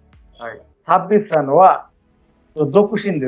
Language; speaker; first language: Japanese; non-native, fluent; Bangla